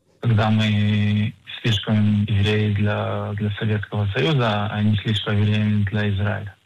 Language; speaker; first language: Russian; early bilingual, other home language; Hebrew